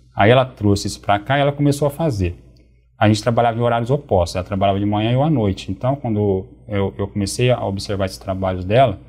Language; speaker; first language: Portuguese; native; Portuguese